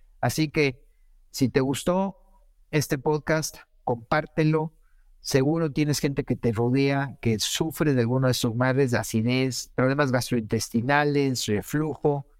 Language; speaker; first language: Spanish; native; Spanish